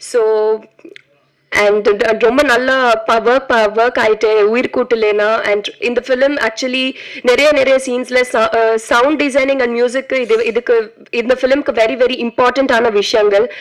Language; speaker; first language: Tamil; non-native, learner; Telugu